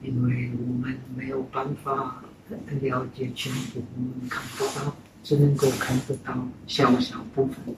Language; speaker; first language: Chinese; non-native, fluent; Czech